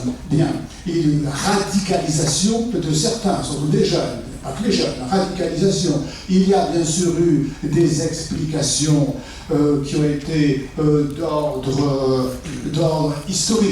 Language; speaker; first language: French; native; French